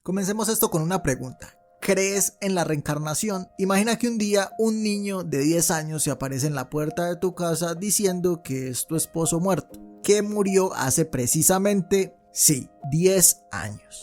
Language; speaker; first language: Spanish; native; Spanish